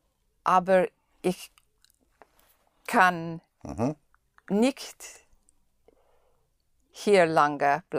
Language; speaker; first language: German; non-native, learner; English